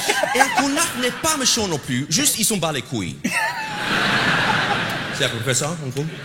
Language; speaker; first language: French; non-native, fluent; English